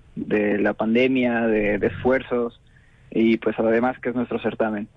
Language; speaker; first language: Spanish; native; Spanish